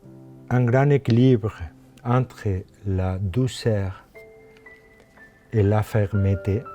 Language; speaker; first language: French; non-native, fluent; Spanish